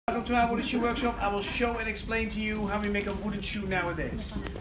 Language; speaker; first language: English; non-native, fluent; Dutch